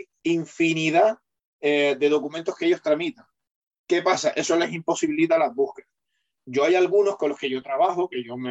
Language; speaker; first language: Spanish; native; Spanish